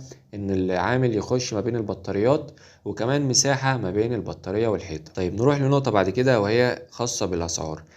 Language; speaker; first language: Arabic; native; Arabic